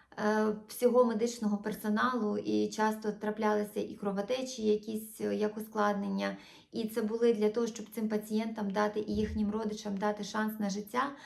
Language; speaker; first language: Ukrainian; non-native, local second language; Russian